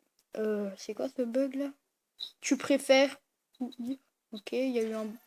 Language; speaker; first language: French; native; French